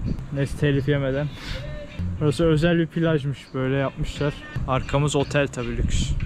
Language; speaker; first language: Turkish; native; Turkish